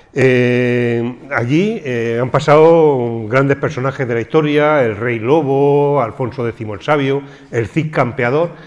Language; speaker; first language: Spanish; native; Spanish